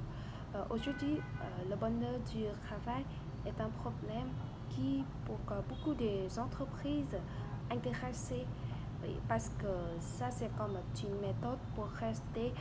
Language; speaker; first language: French; non-native, learner; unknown